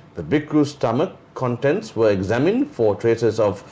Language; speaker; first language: English; non-native, local second language; Sinhala